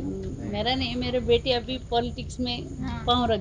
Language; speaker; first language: Hindi; non-native, local second language; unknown